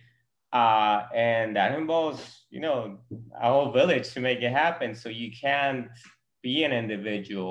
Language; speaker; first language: English; non-native, fluent; Spanish